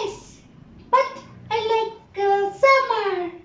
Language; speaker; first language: English; non-native, learner; Bangla